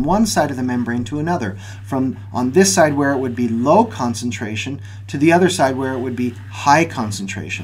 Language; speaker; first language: English; native; English